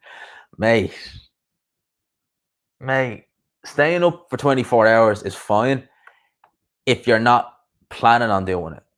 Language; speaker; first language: English; native; English